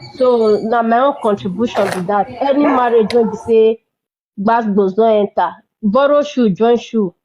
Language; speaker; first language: Nigerian Pidgin; non-native, local second language; Bini